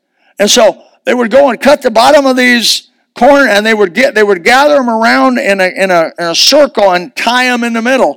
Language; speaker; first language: English; native; English